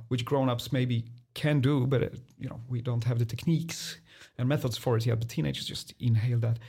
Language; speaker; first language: English; non-native, fluent; Polish